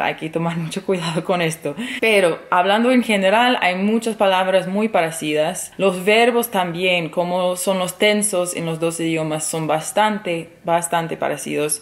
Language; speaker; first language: Spanish; non-native, fluent; English